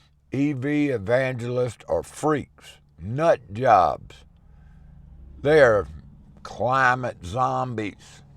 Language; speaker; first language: English; native; English